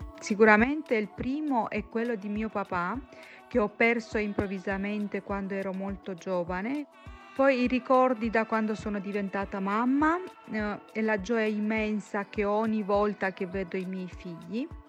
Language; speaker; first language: Italian; non-native, fluent; Romanian